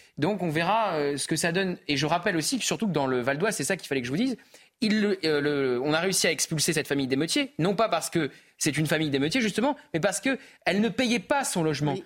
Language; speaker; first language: French; native; French